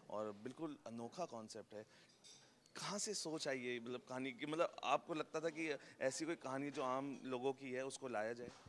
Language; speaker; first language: Hindi; native; Hindi